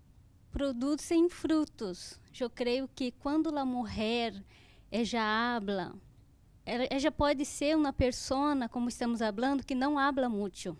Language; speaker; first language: Spanish; non-native, fluent; Portuguese